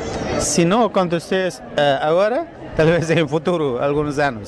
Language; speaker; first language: Spanish; non-native, fluent; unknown